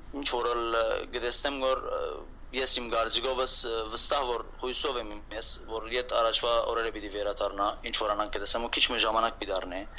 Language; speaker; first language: Armenian; native; Armenian